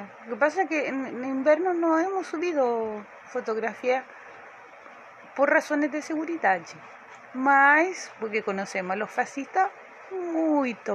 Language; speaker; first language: Portuguese; non-native, learner; Spanish